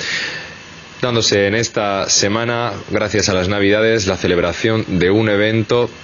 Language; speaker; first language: Spanish; native; Spanish